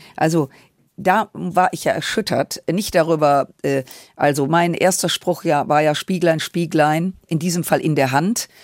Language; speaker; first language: German; native; German